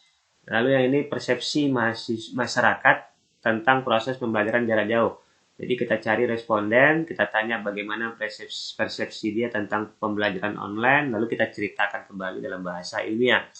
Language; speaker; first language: Indonesian; native; Indonesian